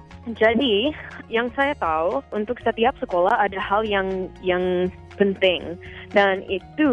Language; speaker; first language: Indonesian; non-native, fluent; English